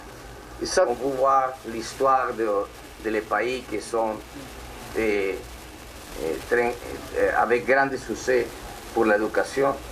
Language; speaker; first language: French; non-native, learner; Spanish